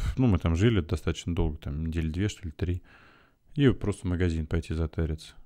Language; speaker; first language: Russian; native; Russian